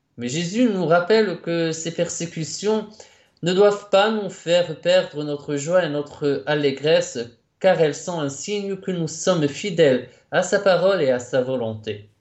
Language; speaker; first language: French; non-native, local second language; Arabic